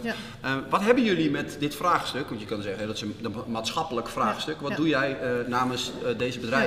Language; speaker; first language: Dutch; native; Dutch